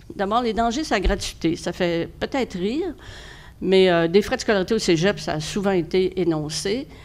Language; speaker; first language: French; native; French